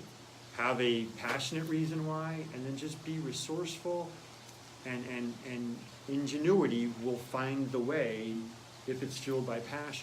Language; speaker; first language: English; native; English